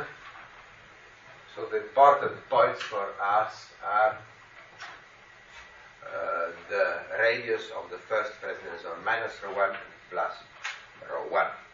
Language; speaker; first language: English; non-native, fluent; Slovenian